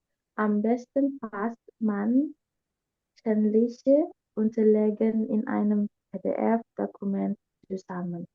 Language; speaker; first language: German; non-native, learner; Indonesian